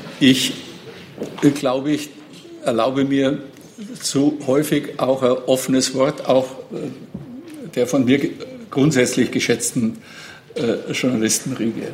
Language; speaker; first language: German; native; German